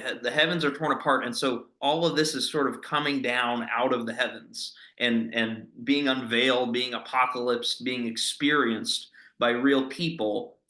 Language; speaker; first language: English; native; English